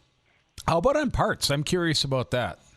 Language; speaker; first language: English; native; English